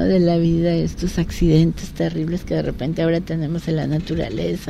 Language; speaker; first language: Spanish; native; Spanish